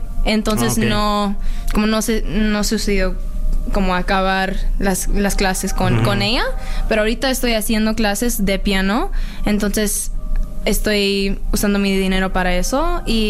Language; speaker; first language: Spanish; early bilingual, heritage; Spanish